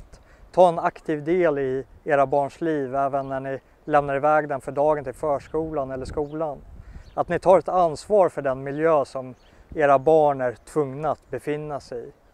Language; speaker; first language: Swedish; native; Swedish